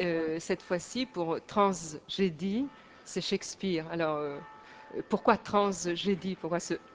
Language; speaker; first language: French; native; French